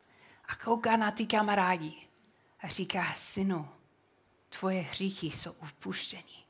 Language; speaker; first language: Czech; non-native, fluent; English